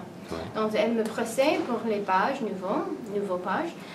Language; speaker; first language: French; non-native, learner; English